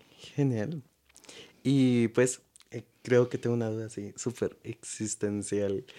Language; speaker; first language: Spanish; native; Spanish